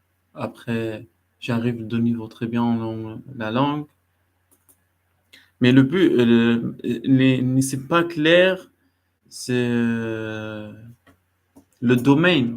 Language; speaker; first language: French; non-native, learner; Arabic